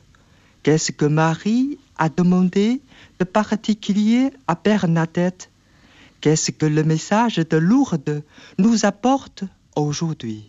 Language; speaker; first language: French; non-native, fluent; Chinese